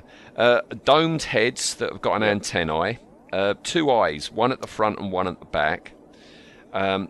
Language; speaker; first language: English; native; English